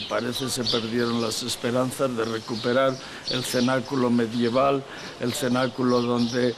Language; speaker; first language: Spanish; native; Spanish